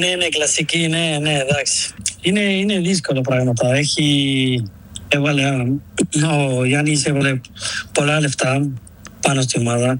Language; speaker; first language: Greek; non-native, learner; Spanish